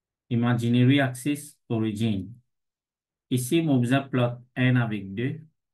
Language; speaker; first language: French; non-native, local second language; Morisyen